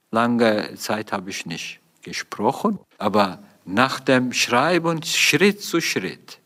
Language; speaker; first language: German; non-native, fluent; Turkish